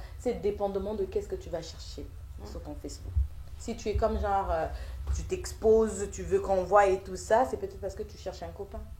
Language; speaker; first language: French; native; French